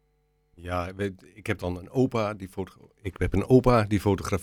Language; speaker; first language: Dutch; native; Dutch